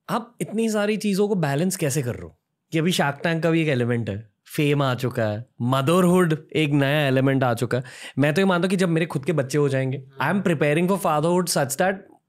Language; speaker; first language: Hindi; native; Hindi